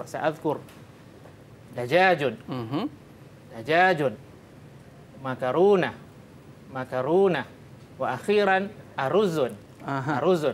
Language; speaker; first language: Arabic; non-native, fluent; Malay